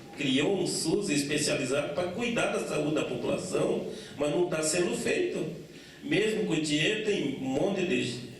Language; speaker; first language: Portuguese; non-native, local second language; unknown